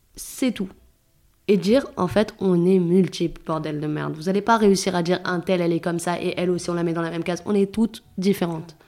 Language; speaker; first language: French; early bilingual, other home language; Arabic